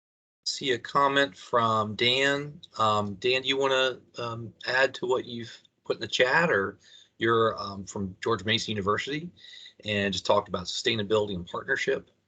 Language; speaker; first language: English; native; English